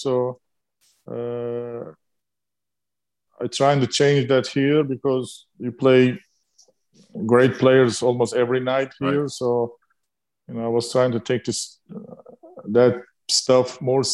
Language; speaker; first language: English; non-native, fluent; Turkish